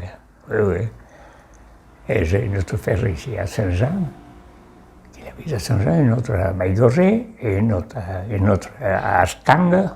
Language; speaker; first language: French; non-native, local second language; Basque